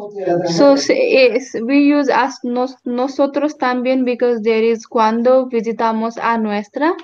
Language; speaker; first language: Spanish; non-native, learner; English